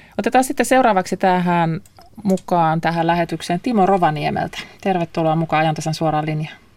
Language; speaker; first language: Finnish; native; Finnish